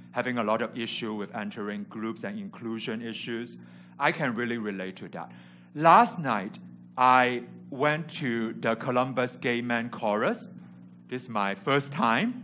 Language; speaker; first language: English; non-native, local second language; Cantonese